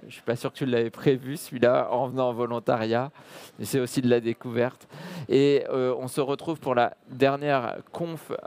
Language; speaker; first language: French; native; French